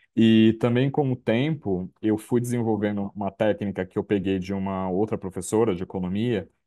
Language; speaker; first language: Portuguese; native; Portuguese